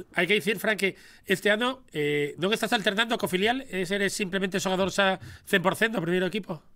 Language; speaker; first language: Galician; native; Galician